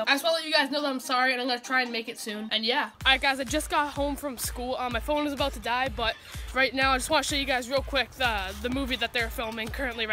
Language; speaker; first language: English; native; English